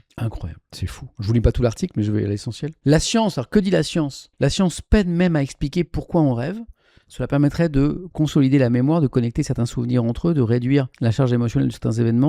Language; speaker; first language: French; native; French